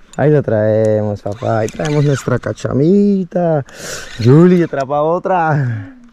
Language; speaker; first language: Spanish; native; Spanish